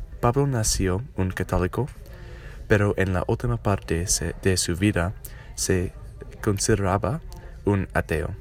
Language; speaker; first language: Spanish; non-native, learner; English